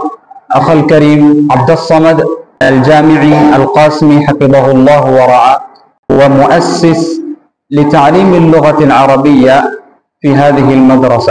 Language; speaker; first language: Arabic; non-native, fluent; Urdu